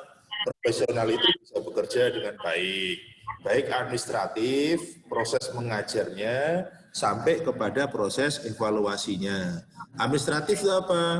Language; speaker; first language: Indonesian; non-native, local second language; Javanese